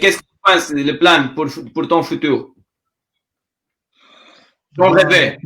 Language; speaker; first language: French; non-native, learner; Portuguese